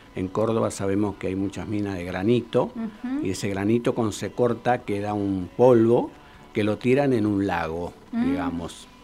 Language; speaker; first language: Spanish; native; Spanish